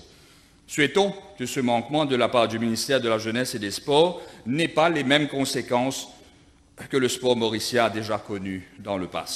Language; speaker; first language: French; non-native, local second language; Morisyen